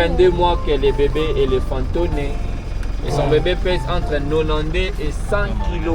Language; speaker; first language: French; native; French